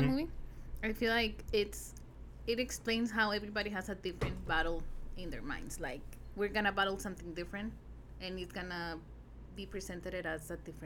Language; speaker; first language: English; non-native, fluent; Spanish